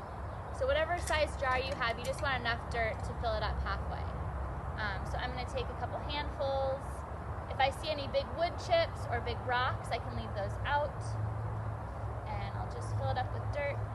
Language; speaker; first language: English; native; English